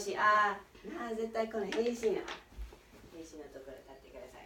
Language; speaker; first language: Japanese; non-native, learner; English